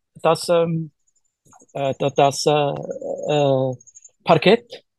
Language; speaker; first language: German; native; German